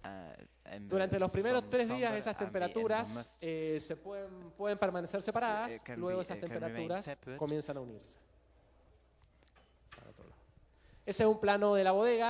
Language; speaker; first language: Spanish; native; Spanish